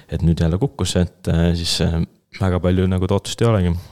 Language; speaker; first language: Estonian; native; Estonian